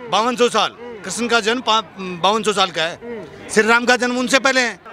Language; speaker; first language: Hindi; native; Hindi